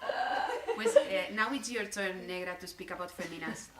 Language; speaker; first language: English; non-native, fluent; Spanish